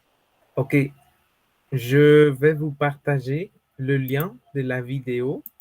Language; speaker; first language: French; non-native, fluent; Spanish